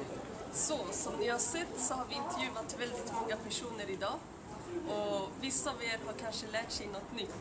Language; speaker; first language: Swedish; native; Swedish